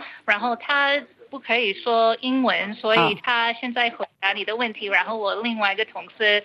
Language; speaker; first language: Chinese; early bilingual, heritage; Chinese